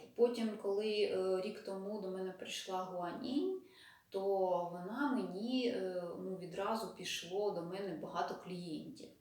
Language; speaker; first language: Ukrainian; non-native, local second language; Russian